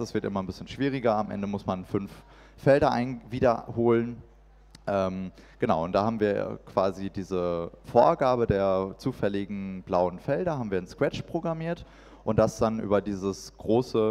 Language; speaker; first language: German; native; German